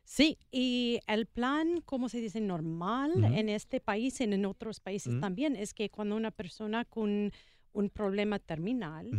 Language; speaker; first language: Spanish; non-native, learner; English